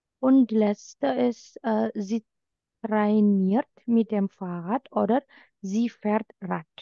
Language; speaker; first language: German; non-native, fluent; Indonesian